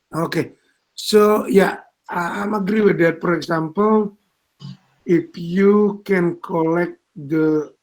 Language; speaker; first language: English; non-native, learner; Indonesian